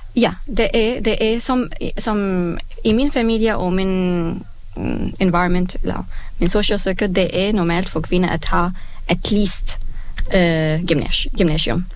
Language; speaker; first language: Danish; non-native, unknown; Arabic